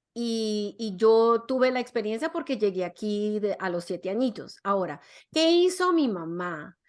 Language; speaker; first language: Spanish; early bilingual, other home language; English